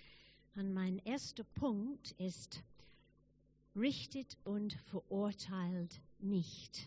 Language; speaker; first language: German; non-native, fluent; English